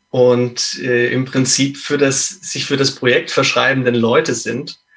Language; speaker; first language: German; native; German